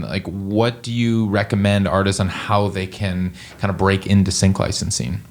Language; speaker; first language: English; native; English